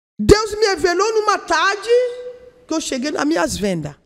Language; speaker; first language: Portuguese; non-native, learner; Yoruba